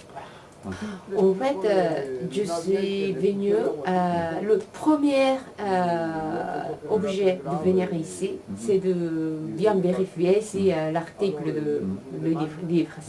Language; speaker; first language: French; non-native, learner; Japanese